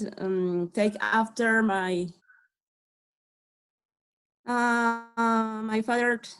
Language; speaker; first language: English; non-native, learner; Spanish